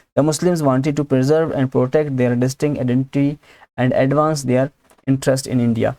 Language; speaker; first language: English; non-native, local second language; Urdu